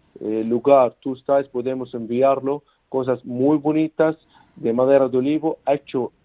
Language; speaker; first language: Spanish; non-native, learner; Arabic